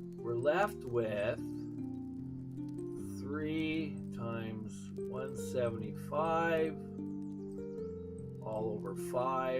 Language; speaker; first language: English; native; English